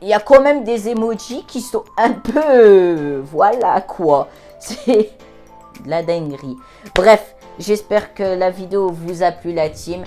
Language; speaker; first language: French; native; French